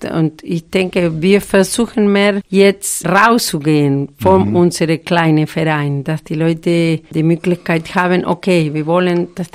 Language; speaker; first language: German; non-native, fluent; Spanish